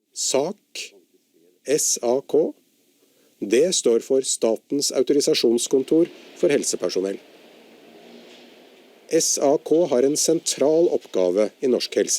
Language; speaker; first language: Norwegian; native; Norwegian